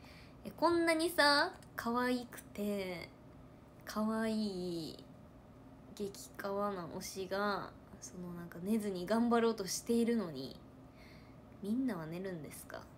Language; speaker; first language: Japanese; native; Japanese